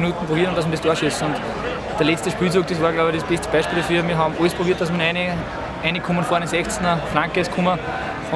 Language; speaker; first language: German; native; German